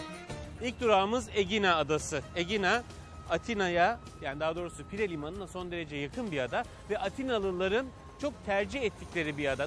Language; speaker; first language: Turkish; native; Turkish